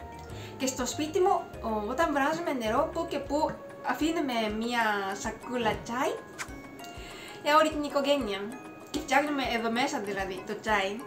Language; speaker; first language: Greek; non-native, fluent; Japanese